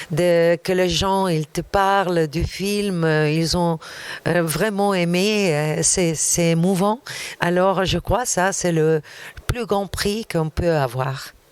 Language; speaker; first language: French; non-native, fluent; Arabic